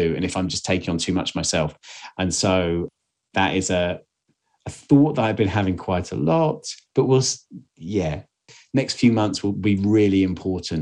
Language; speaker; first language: English; native; English